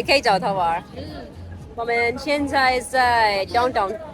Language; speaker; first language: Chinese; non-native, fluent; Urdu